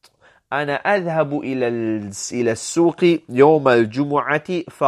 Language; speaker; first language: Arabic; non-native, fluent; English